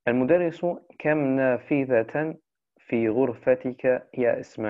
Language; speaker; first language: Arabic; non-native, fluent; German